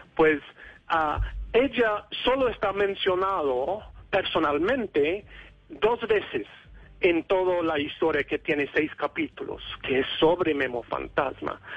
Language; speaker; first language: Spanish; non-native, fluent; English